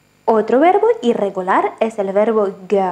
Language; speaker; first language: Spanish; non-native, fluent; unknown